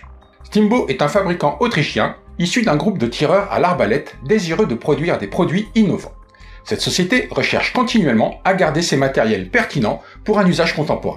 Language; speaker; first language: French; native; French